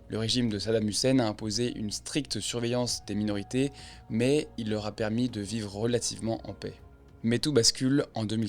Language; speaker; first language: French; native; French